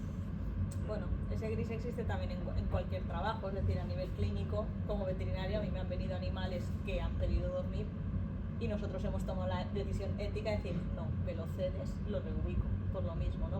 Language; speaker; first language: Spanish; native; Spanish